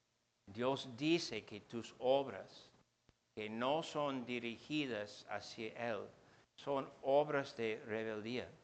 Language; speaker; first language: Spanish; non-native, fluent; English